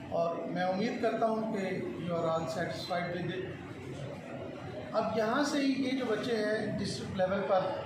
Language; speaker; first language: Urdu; non-native, local second language; Punjabi